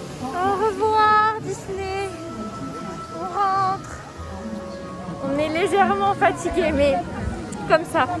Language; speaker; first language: French; native; French